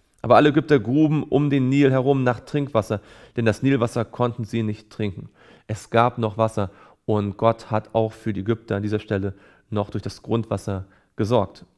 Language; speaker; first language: German; native; German